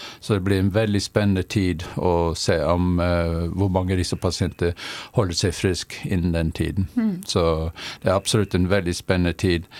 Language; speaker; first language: Norwegian; non-native, fluent; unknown